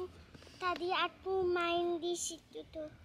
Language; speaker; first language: Indonesian; early bilingual, heritage; Indonesian